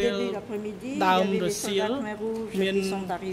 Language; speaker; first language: French; non-native, local second language; Khmer